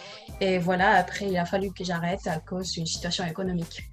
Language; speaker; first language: French; non-native, learner; Spanish